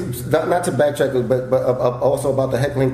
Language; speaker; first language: English; native; English